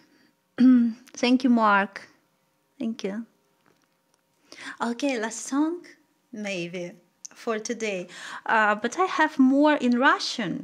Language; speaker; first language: English; non-native, learner; Russian